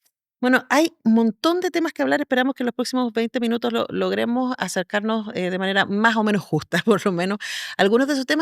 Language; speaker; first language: Spanish; native; Spanish